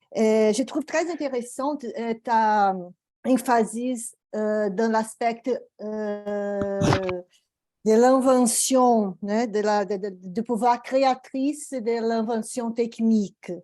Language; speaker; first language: French; non-native, fluent; Portuguese